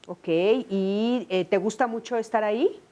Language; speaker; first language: Spanish; native; Spanish